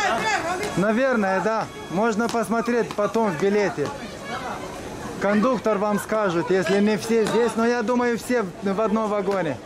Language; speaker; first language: Russian; non-native, local second language; Romanian